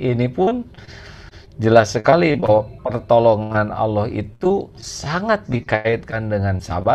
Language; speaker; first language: Indonesian; native; Indonesian